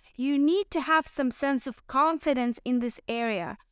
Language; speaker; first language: English; non-native, fluent; Ukrainian